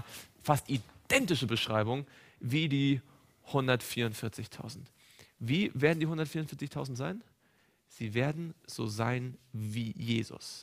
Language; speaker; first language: German; native; German